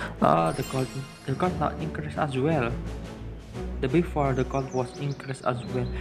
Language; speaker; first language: English; non-native, learner; Indonesian